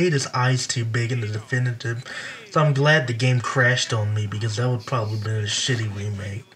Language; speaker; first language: English; native; English